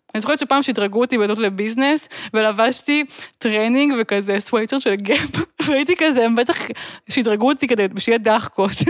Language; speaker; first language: Hebrew; native; Hebrew